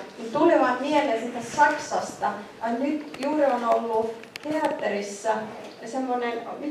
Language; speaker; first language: Finnish; non-native, fluent; Icelandic